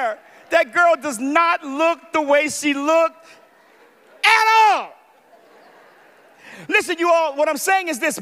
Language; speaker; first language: English; native; English